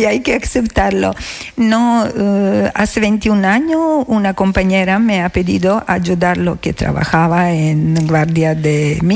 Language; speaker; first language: Spanish; non-native, fluent; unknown